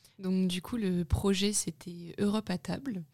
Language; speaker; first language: French; native; French